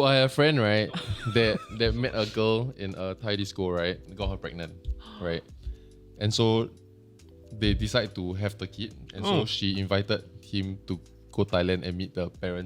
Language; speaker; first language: English; native; English